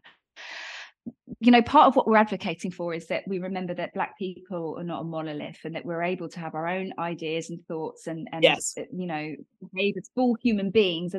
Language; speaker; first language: English; native; English